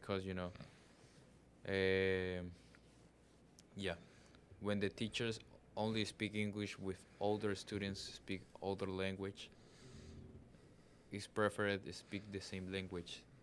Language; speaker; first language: English; non-native, learner; Spanish